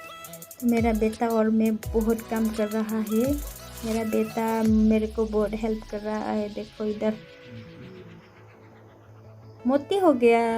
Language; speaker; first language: Hindi; non-native, local second language; Bodo